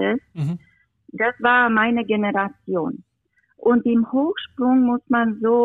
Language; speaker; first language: German; non-native, fluent; Romanian